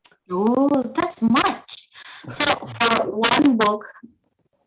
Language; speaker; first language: English; non-native, learner; Indonesian